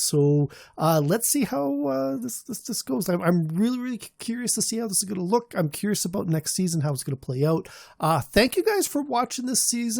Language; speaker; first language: English; native; English